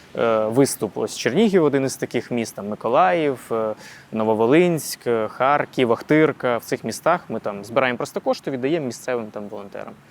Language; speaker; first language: Ukrainian; non-native, local second language; Russian